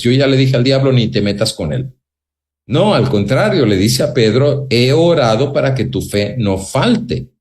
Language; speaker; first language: Spanish; native; Spanish